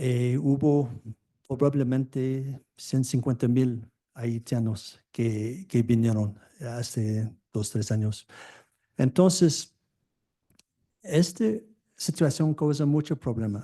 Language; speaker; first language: Spanish; non-native, fluent; French